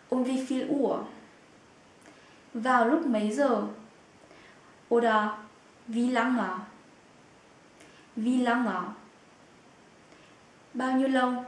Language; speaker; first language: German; non-native, fluent; Vietnamese